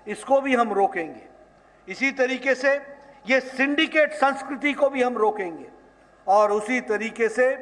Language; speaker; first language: Hindi; native; Hindi